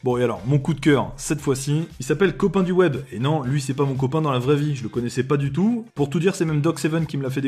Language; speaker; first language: French; native; French